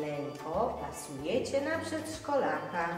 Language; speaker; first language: Polish; native; Polish